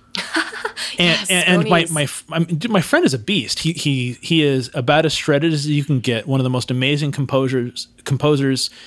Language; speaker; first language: English; native; English